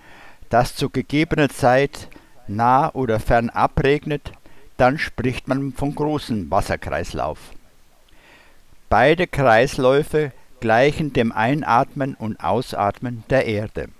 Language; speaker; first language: German; native; German